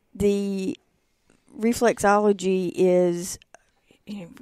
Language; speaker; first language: English; native; English